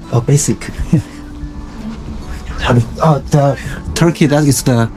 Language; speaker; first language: English; non-native, learner; Chinese